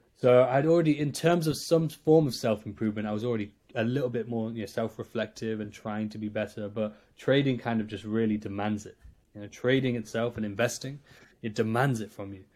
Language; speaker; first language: English; native; English